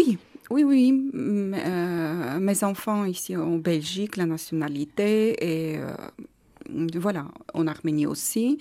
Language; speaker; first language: French; non-native, learner; Armenian